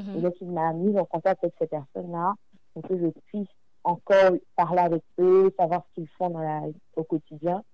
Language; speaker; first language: French; native; French